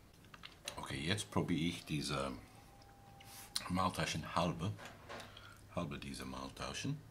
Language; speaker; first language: German; non-native, learner; English